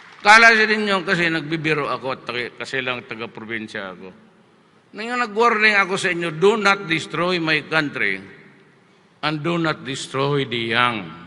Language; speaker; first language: Filipino; non-native, local second language; Cebuano